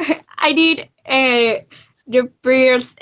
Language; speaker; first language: English; non-native, learner; Spanish